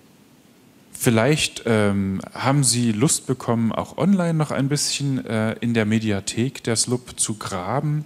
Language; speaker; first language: German; native; German